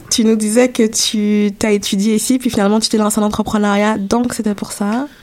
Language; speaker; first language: French; native; French